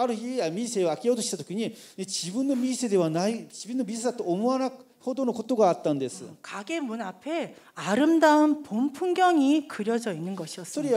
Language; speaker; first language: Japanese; non-native, fluent; Korean